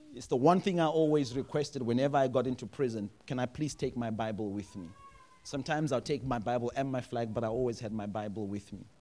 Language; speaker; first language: English; non-native, local second language; Shona